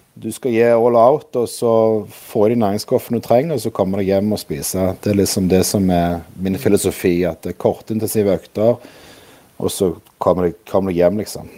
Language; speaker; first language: Norwegian; native; Norwegian